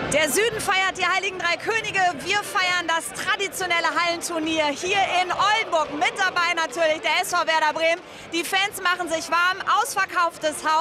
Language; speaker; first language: German; native; German